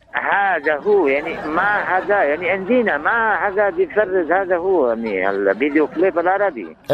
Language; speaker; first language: Arabic; non-native, learner; Bangla